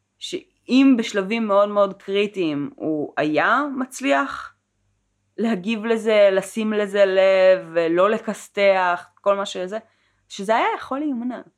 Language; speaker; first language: Hebrew; native; Hebrew